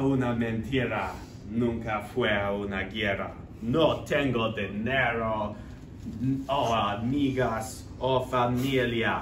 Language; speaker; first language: Spanish; non-native, learner; English